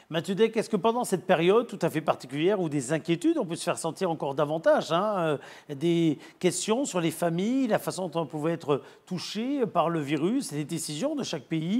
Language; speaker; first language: French; native; French